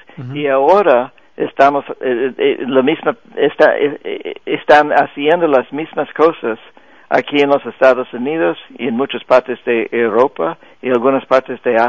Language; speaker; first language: Spanish; non-native, fluent; English